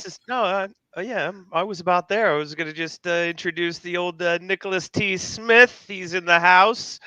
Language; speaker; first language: English; native; English